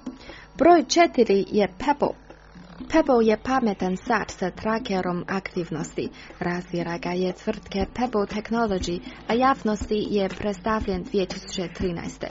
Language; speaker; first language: Croatian; non-native, fluent; Chinese